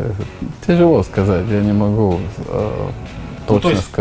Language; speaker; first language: Russian; non-native, learner; Slovak